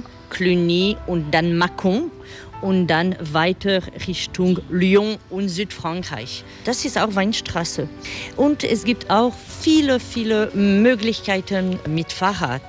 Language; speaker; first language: German; non-native, learner; French